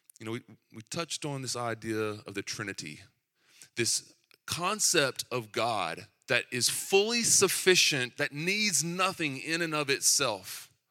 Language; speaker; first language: English; native; English